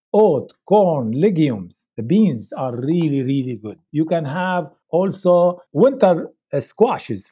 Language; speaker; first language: English; non-native, fluent; Arabic